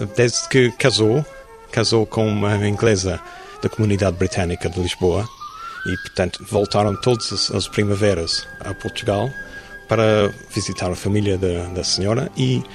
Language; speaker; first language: Portuguese; non-native, fluent; English